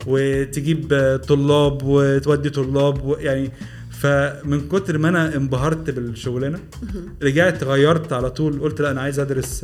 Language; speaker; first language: Arabic; native; Arabic